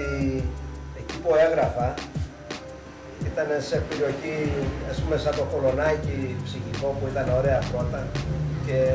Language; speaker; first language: Greek; early bilingual, heritage; Greek